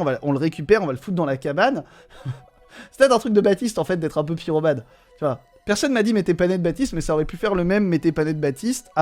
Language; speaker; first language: French; native; French